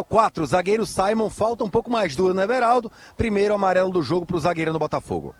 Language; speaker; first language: Portuguese; native; Portuguese